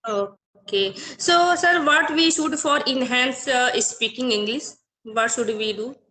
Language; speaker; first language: English; non-native, learner; Hindi